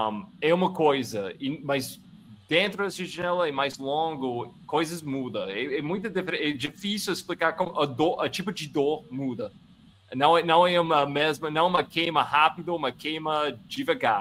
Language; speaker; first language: Portuguese; non-native, fluent; English